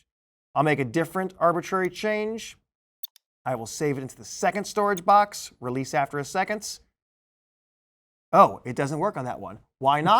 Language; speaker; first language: English; native; English